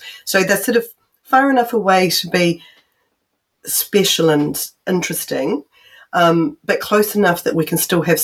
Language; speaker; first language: English; native; English